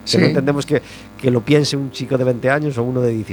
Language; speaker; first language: Spanish; native; Spanish